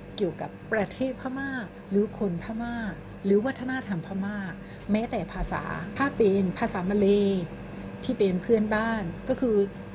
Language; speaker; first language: Thai; non-native, fluent; Burmese